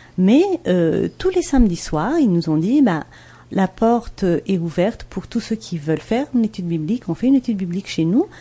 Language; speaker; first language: French; non-native, local second language; Malagasy